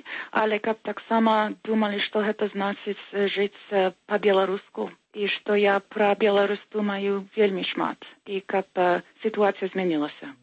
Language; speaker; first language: Belarusian; early bilingual, heritage; Belarusian